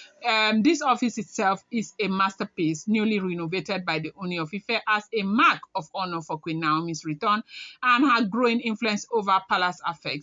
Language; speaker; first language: English; non-native, local second language; Yoruba